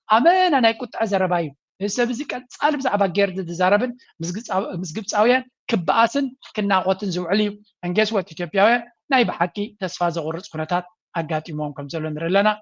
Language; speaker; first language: Tigrinya; native; Tigrinya